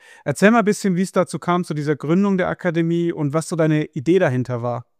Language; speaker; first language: German; native; German